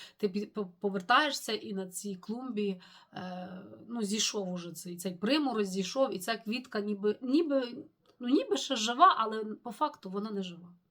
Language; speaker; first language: Ukrainian; non-native, local second language; Russian